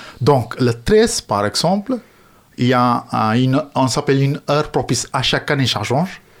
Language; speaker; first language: French; non-native, fluent; Sinhala